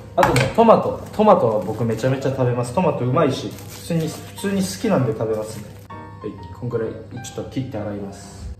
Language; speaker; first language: Japanese; native; Japanese